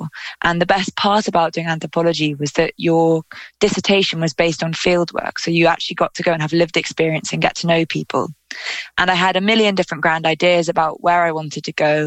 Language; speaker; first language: English; native; English